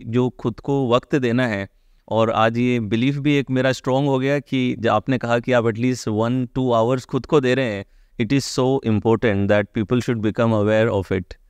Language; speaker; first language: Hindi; native; Hindi